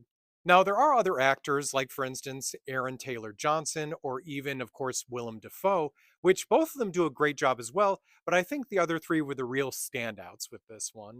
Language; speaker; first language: English; native; English